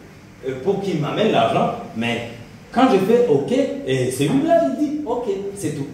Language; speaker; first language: French; non-native, local second language; Rundi